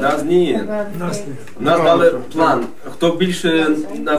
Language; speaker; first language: Ukrainian; native; Ukrainian